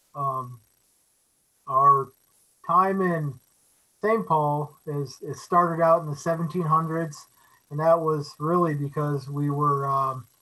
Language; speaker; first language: English; native; English